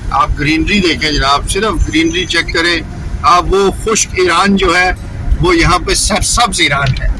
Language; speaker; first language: Urdu; native; Urdu